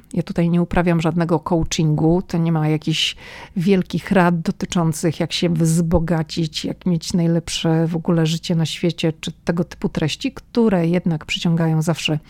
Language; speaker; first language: Polish; native; Polish